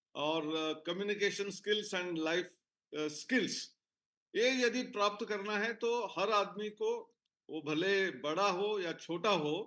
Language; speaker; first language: Hindi; non-native, local second language; Marathi